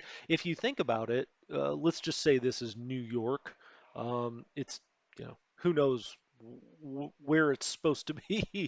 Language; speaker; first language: English; native; English